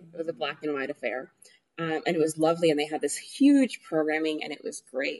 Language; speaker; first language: English; early bilingual, other home language; Spanish